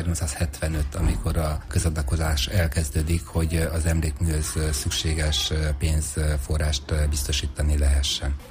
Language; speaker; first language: Hungarian; native; Hungarian